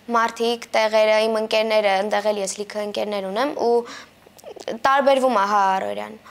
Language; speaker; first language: Armenian; early bilingual, heritage; Armenian